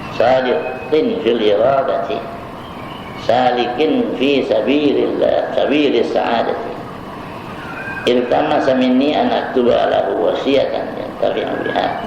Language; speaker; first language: Arabic; non-native, fluent; Indonesian